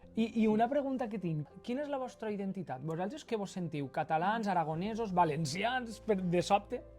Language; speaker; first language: Catalan; native; Catalan